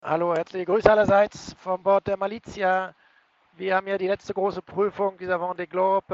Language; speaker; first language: German; native; German